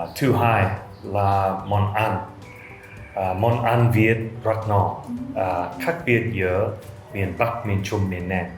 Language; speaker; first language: Vietnamese; non-native, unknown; English